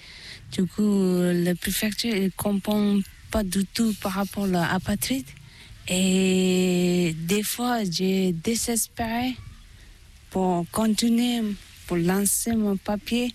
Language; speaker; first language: French; non-native, learner; Tibetan